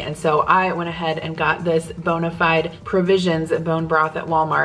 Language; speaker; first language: English; native; English